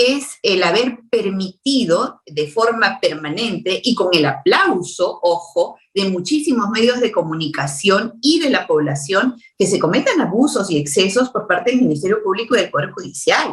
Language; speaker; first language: Spanish; native; Spanish